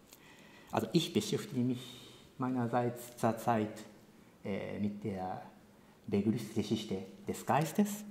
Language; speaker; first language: German; non-native, fluent; Japanese